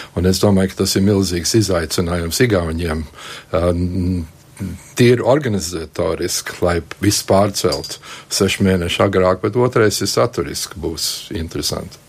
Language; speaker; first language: Latvian; native; Latvian